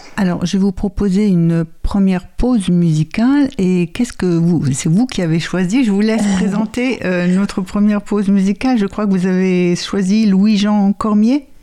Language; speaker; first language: French; native; French